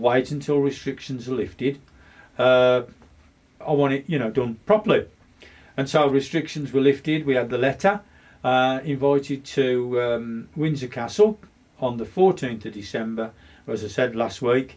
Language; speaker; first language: English; native; English